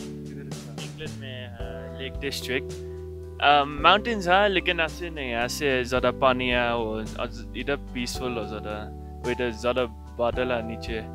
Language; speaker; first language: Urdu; early bilingual, heritage; Urdu